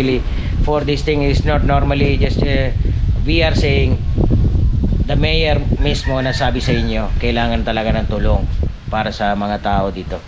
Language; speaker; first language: Filipino; non-native, learner; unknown